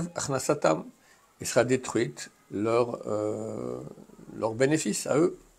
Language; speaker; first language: French; native; French